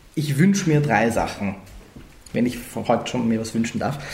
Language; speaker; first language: German; native; German